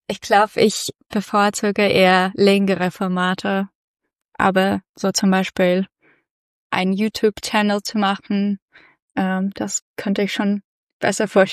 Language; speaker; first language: German; non-native, fluent; Russian